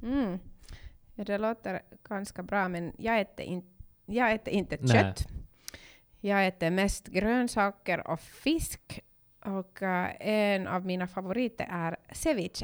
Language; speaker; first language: Swedish; non-native, learner; Finnish